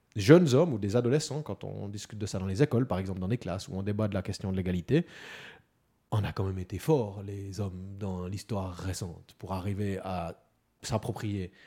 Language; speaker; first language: French; native; French